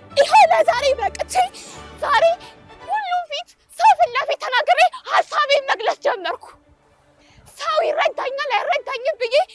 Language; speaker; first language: Amharic; native; Amharic